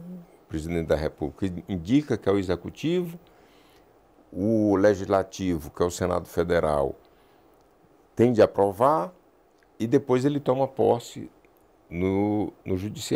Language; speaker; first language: Portuguese; native; Portuguese